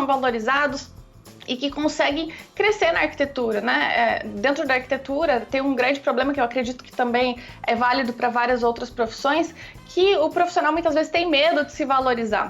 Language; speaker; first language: Portuguese; native; Portuguese